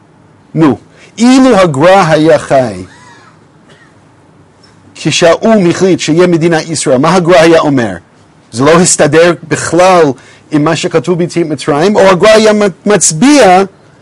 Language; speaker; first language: Hebrew; non-native, fluent; English